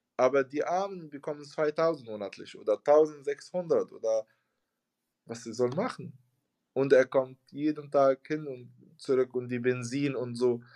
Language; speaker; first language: German; non-native, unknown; Arabic